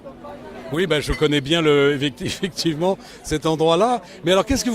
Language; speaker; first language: French; native; French